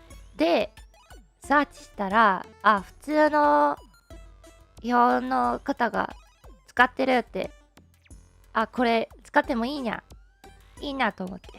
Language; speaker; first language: Japanese; non-native, learner; English